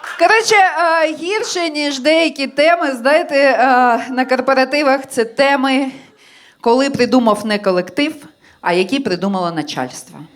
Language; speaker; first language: Ukrainian; non-native, local second language; Russian